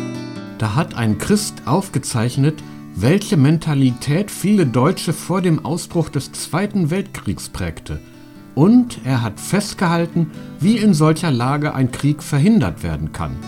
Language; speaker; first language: German; native; German